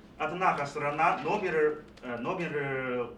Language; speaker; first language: Russian; non-native, learner; Chinese